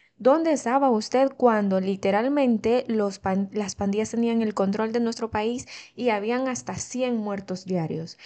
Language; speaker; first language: Spanish; native; Spanish